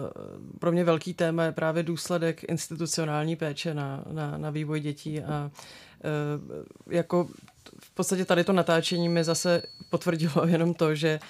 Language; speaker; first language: Czech; native; Czech